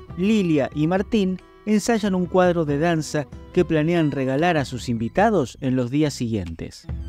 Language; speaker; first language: Spanish; native; Spanish